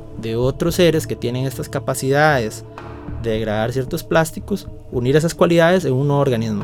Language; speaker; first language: Spanish; native; Spanish